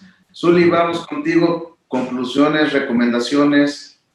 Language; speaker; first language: Spanish; native; Spanish